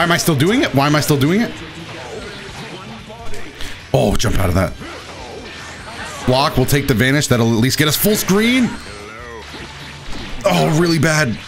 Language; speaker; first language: English; native; English